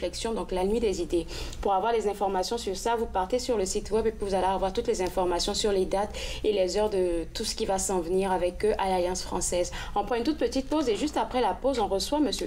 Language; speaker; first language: French; native; French